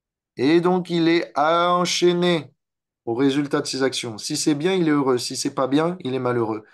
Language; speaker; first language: French; native; French